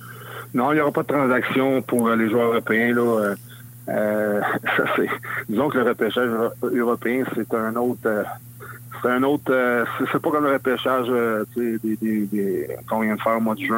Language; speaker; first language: French; native; French